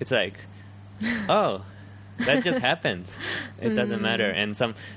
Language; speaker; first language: English; early bilingual, other home language; Japanese